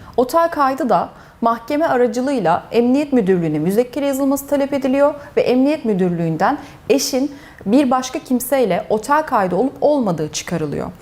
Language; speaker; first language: Turkish; early bilingual, heritage; Turkish